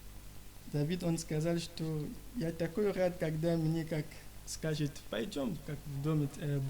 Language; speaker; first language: Russian; non-native, learner; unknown